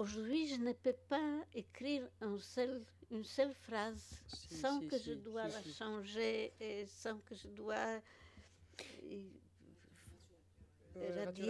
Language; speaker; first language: French; non-native, fluent; Polish